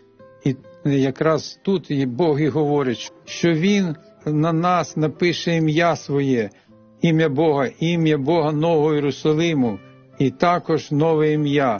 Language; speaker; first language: Ukrainian; native; Ukrainian